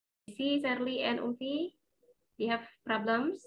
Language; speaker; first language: English; non-native, fluent; Indonesian